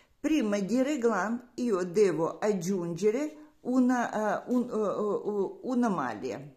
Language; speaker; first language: Italian; non-native, learner; Russian